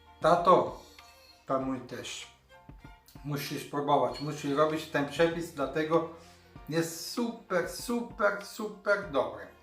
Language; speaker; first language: Polish; non-native, learner; Italian